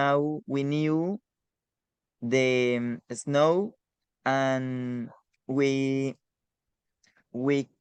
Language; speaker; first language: English; non-native, learner; Spanish